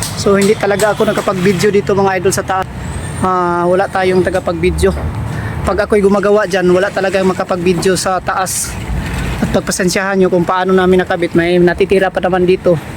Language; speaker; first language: Filipino; non-native, local second language; Cebuano